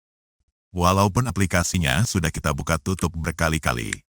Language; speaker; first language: Indonesian; native; Indonesian